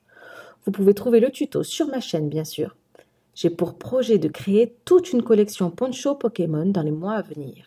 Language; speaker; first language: French; native; French